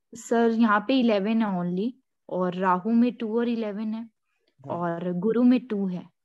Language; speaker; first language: Hindi; native; Hindi